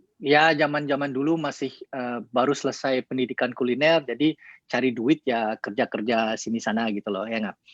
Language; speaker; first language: Indonesian; early bilingual, heritage; Indonesian